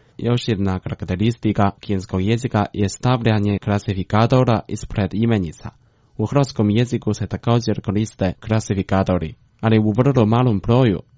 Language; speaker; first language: Croatian; non-native, fluent; Chinese